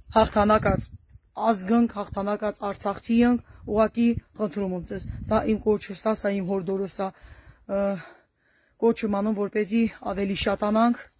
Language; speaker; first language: Armenian; native; Armenian